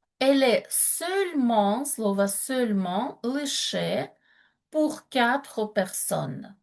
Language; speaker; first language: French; non-native, fluent; Ukrainian